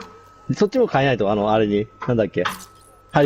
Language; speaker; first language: Japanese; native; Japanese